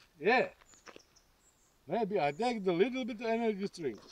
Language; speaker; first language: English; non-native, learner; Finnish